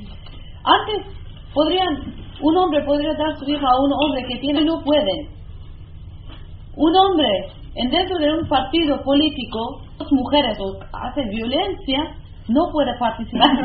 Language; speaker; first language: Spanish; non-native, learner; Kurdish